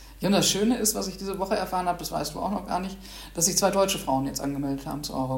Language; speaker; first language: German; native; German